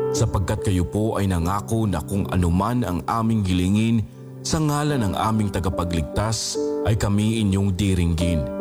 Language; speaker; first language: Filipino; non-native, local second language; Aklanon